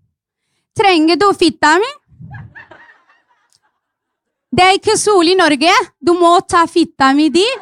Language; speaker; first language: Norwegian; non-native, fluent; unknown